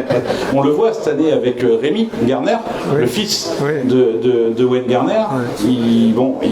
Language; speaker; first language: French; native; French